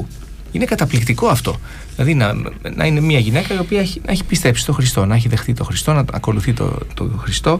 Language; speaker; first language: Greek; native; Greek